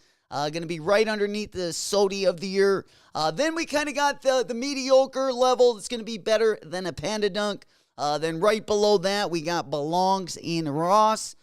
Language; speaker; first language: English; native; English